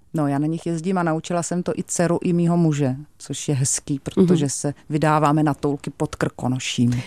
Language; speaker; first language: Czech; native; Czech